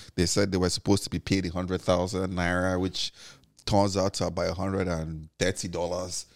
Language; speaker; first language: English; non-native, local second language; Igbo